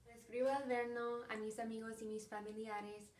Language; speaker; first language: Spanish; early bilingual, heritage; Spanish